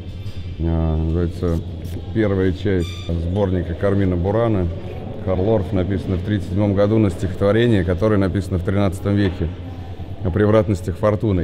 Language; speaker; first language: Russian; native; Russian